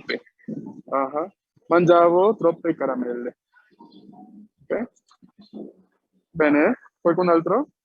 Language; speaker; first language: Italian; non-native, fluent; Spanish